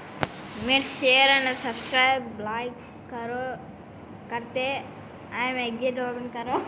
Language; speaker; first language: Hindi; non-native, learner; Telugu